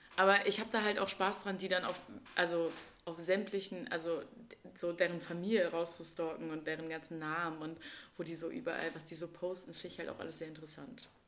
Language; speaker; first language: German; native; German